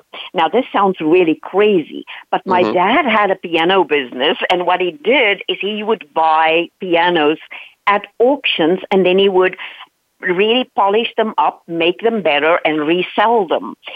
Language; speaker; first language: English; non-native, local second language; Dutch